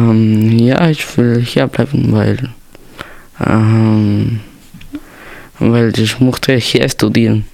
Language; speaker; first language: German; non-native, learner; Spanish